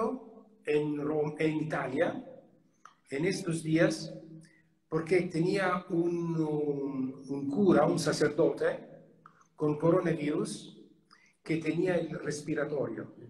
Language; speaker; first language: Spanish; non-native, fluent; Italian